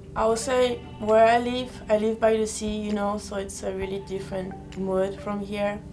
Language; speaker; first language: English; non-native, fluent; French